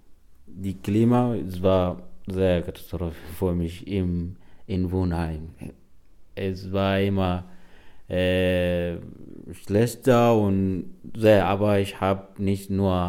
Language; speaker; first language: German; non-native, learner; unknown